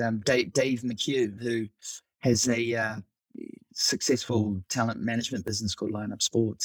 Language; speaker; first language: English; native; English